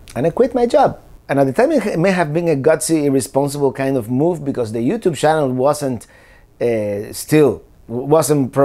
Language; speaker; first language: English; non-native, fluent; Spanish